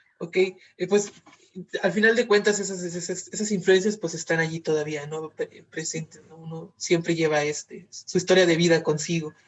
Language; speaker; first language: Spanish; native; Spanish